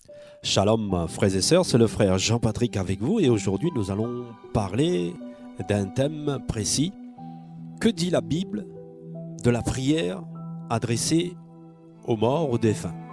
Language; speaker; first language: French; native; French